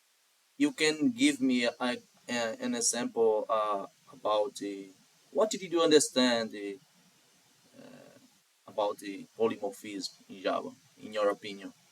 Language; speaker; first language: English; non-native, learner; Portuguese